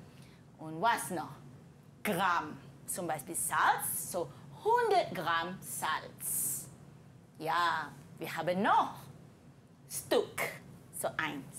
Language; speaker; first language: German; non-native, learner; Malay